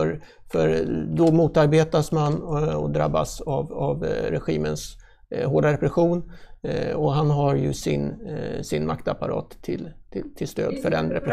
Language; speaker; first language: Swedish; native; Swedish